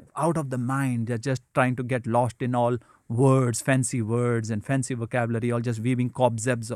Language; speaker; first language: English; non-native, local second language; Hindi